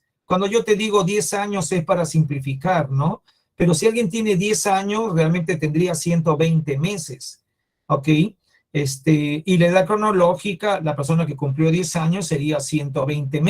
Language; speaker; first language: Spanish; native; Spanish